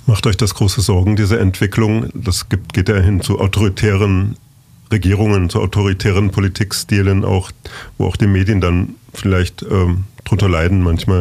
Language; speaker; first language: German; native; German